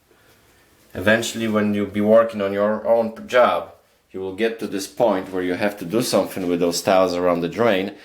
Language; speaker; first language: English; non-native, fluent; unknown